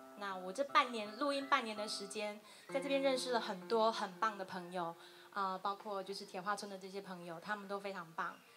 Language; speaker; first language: Chinese; native; Chinese